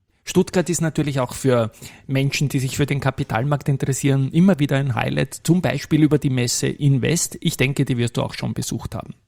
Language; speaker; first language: German; native; German